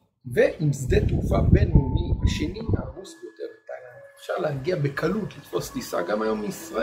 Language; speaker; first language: Hebrew; native; Hebrew